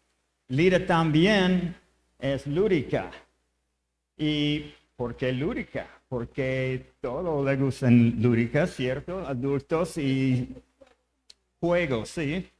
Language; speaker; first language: Spanish; non-native, learner; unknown